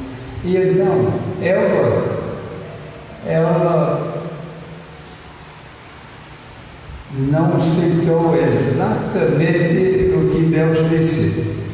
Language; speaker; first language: Portuguese; non-native, fluent; English